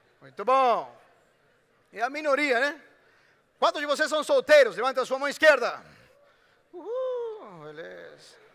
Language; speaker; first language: Portuguese; non-native, fluent; Spanish